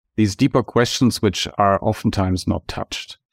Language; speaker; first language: English; non-native, fluent; German